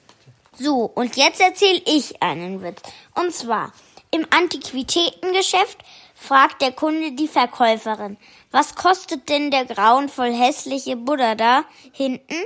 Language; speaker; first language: German; native; German